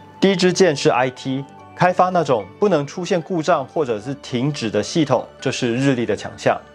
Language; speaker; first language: Chinese; native; Chinese